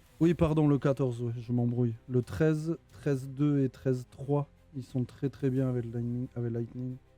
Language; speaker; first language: French; native; French